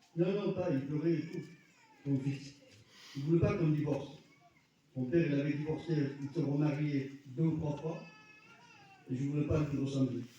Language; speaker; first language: French; early bilingual, other home language; Arabic